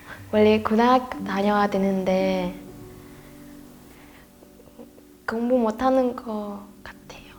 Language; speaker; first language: Korean; non-native, learner; Vietnamese